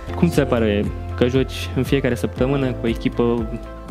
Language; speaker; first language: Romanian; native; Romanian